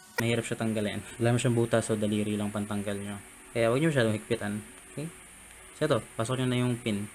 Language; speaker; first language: Filipino; native; Filipino